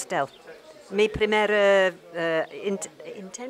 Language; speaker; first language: Spanish; non-native, learner; English